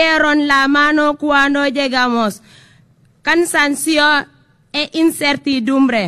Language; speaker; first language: Spanish; non-native, fluent; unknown